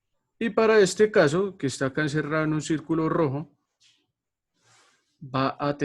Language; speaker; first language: Spanish; native; Spanish